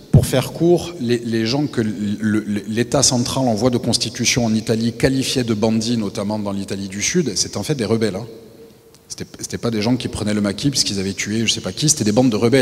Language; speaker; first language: French; native; French